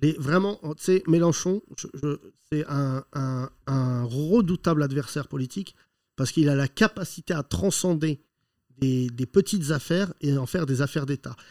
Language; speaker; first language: French; native; French